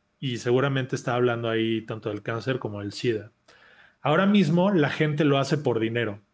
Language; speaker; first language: Spanish; native; Spanish